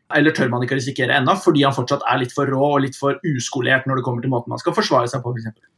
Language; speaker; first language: Norwegian; early bilingual, heritage; Norwegian